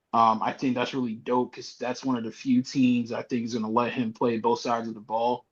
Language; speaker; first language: English; native; English